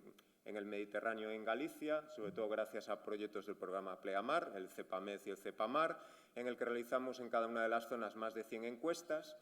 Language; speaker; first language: Spanish; native; Spanish